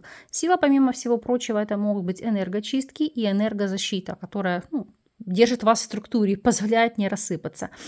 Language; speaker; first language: Russian; native; Russian